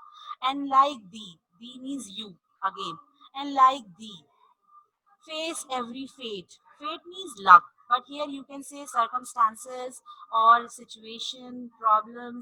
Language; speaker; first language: English; non-native, local second language; Urdu